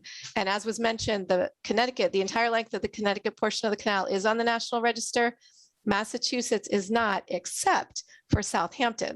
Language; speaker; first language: English; native; English